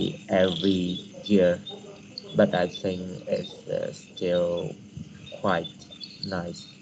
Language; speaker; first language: English; non-native, learner; Vietnamese